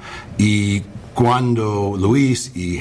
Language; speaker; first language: Spanish; non-native, learner; English